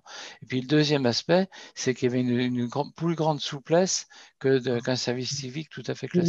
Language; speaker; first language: French; native; French